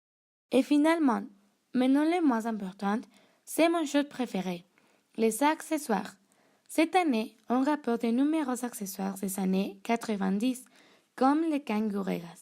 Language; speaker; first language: French; non-native, learner; Spanish